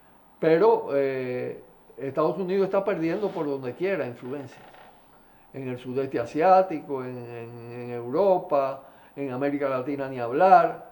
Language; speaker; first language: Spanish; native; Spanish